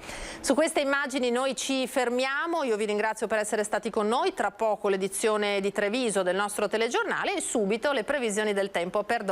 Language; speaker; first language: Italian; native; Italian